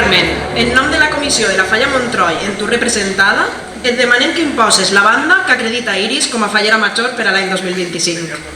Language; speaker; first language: Catalan; native; Catalan